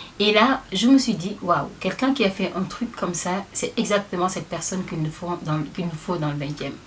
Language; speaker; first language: French; non-native, local second language; Wolof